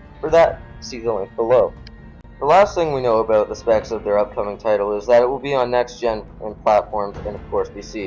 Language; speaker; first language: English; native; English